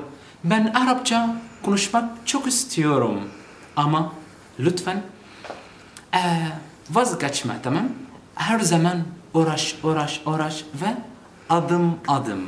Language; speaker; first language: Turkish; non-native, fluent; Arabic